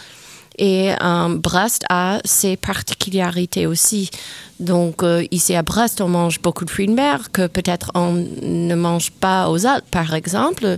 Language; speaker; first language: French; non-native, fluent; English